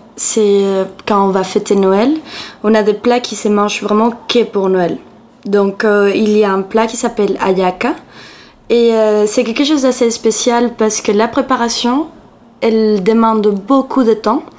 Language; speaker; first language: French; non-native, fluent; Spanish